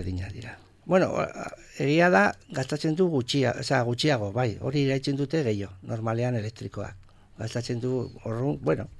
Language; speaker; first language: Basque; non-native, local second language; Spanish